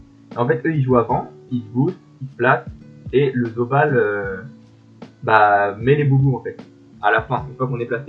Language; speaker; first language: French; native; French